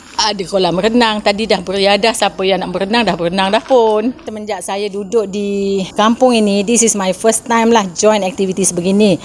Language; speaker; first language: Malay; native; Malay